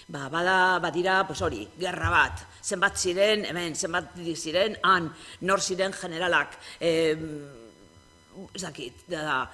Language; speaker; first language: Basque; non-native, local second language; Spanish